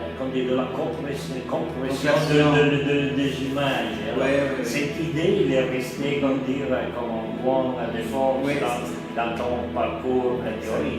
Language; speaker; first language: French; non-native, learner; Italian